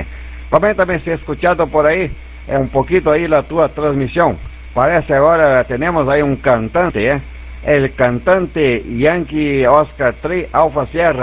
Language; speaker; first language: Spanish; non-native, learner; Portuguese